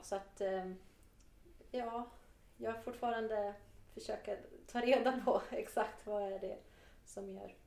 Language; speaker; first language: Swedish; non-native, fluent; Portuguese